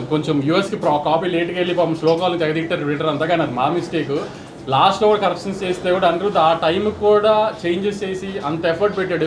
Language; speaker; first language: Telugu; native; Telugu